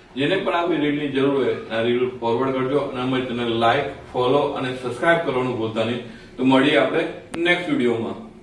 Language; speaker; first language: Gujarati; native; Gujarati